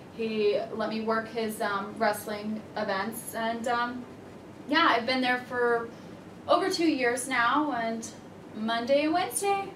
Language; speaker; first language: English; native; English